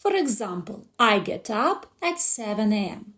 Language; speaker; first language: English; non-native, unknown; Ukrainian